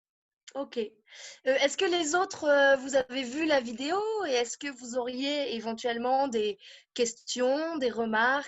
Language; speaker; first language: French; native; French